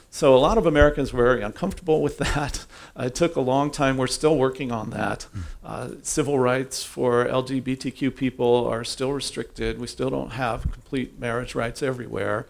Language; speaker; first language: English; native; English